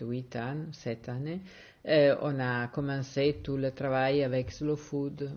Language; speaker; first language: French; non-native, fluent; Italian